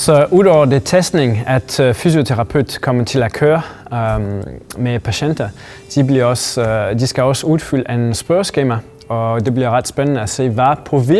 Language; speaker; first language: Danish; non-native, fluent; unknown